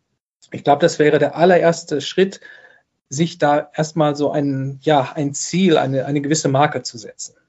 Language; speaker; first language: German; native; German